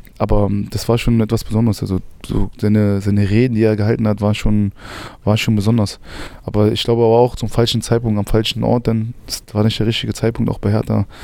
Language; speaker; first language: German; early bilingual, other home language; Arabic